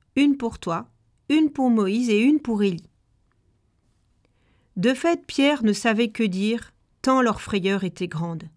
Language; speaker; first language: French; native; French